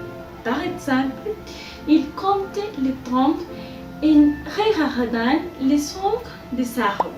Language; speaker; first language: French; non-native, learner; Spanish